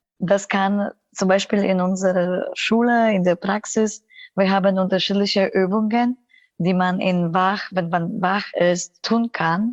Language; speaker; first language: German; non-native, fluent; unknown